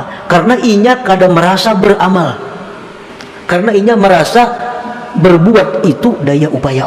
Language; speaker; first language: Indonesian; non-native, local second language; Banjar